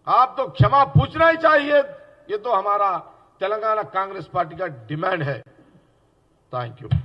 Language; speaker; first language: Hindi; non-native, local second language; Telugu